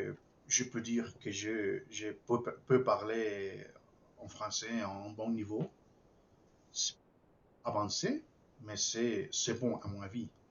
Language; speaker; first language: French; non-native, fluent; Spanish